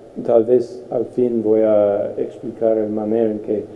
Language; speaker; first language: Spanish; non-native, fluent; English